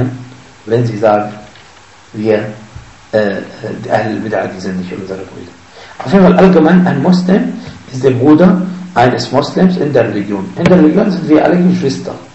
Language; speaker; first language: German; non-native, fluent; Arabic